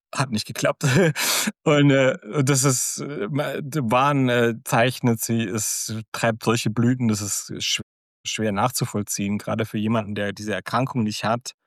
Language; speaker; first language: German; early bilingual, other home language; Croatian